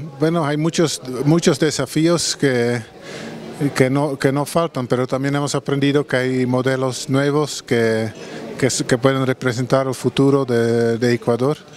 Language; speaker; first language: Spanish; non-native, fluent; Dutch